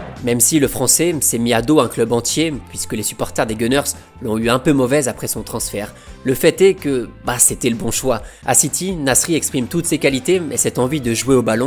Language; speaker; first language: French; native; French